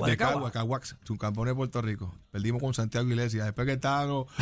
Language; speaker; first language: Spanish; native; Spanish